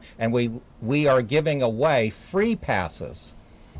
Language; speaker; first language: English; native; English